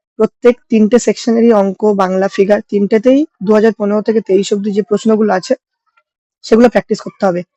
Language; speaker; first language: Bangla; native; Bangla